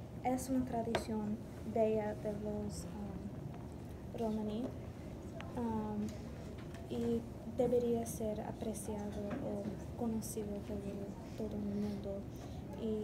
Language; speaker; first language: Spanish; non-native, fluent; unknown